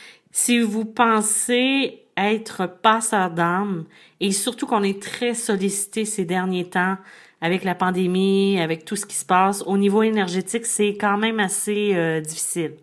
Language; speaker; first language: French; native; French